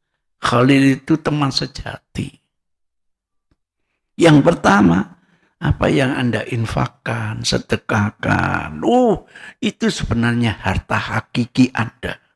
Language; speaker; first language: Indonesian; non-native, local second language; Javanese